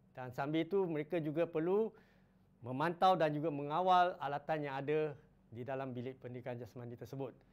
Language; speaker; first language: Malay; non-native, local second language; Chinese